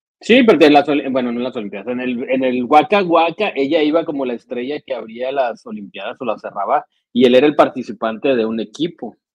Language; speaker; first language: Spanish; native; Spanish